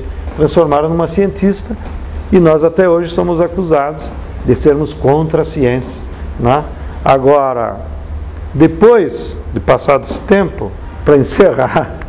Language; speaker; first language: Portuguese; native; Portuguese